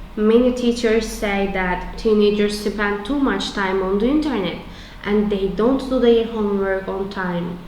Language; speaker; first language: English; non-native, fluent; Turkish